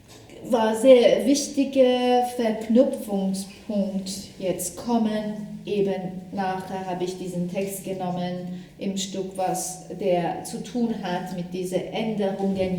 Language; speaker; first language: German; non-native, fluent; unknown